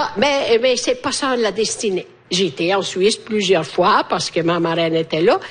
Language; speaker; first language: French; non-native, fluent; Italian